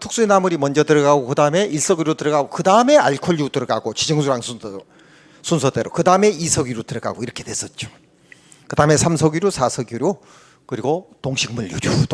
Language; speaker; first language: Korean; native; Korean